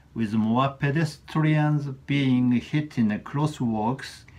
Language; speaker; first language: English; non-native, learner; Japanese